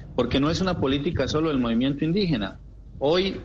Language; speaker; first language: Spanish; native; Spanish